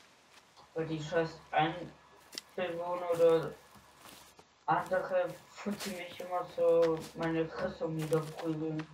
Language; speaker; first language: German; native; German